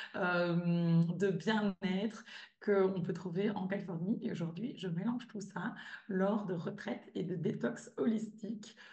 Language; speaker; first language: French; native; French